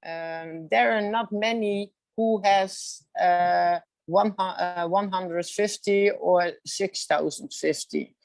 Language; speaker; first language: English; non-native, learner; Dutch